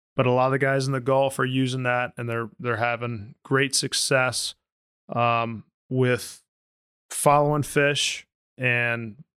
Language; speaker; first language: English; native; English